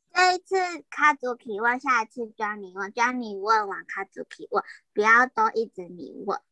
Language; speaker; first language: Chinese; native; Chinese